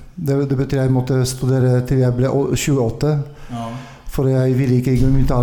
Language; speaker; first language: Swedish; non-native, fluent; Polish